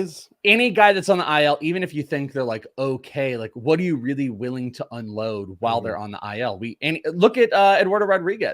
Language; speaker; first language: English; native; English